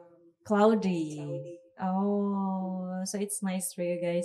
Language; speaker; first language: English; non-native, fluent; Indonesian